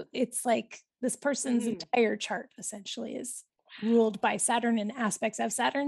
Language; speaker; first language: English; native; English